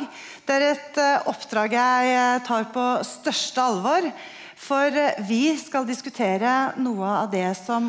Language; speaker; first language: Norwegian; native; Norwegian